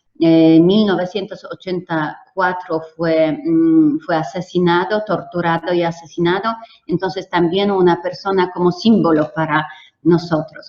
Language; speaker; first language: Spanish; non-native, fluent; Polish